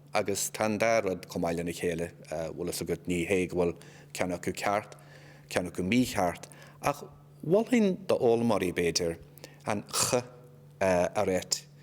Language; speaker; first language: Irish; native; Irish